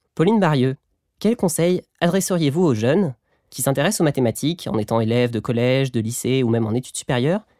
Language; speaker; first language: French; native; French